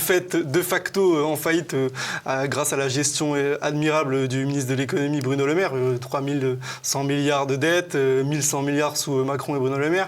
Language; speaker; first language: French; native; French